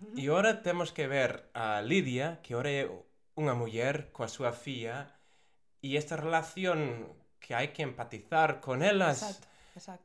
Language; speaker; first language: Galician; non-native, local second language; Spanish